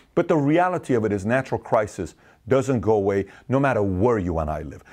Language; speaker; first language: English; native; English